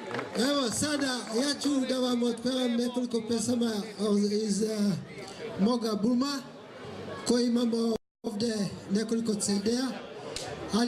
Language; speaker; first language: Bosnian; non-native, fluent; Swahili